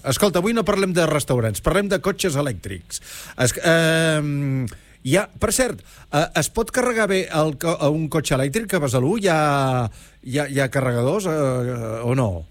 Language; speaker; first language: Catalan; native; Catalan